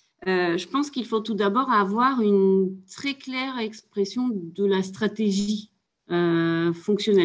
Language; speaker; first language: French; native; French